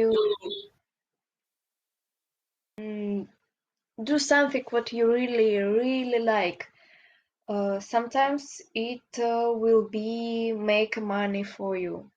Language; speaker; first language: English; non-native, learner; Russian